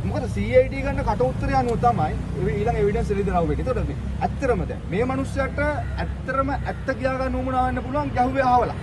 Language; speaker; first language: Sinhala; native; Sinhala